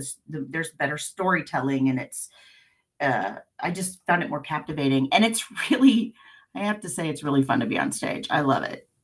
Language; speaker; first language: English; native; English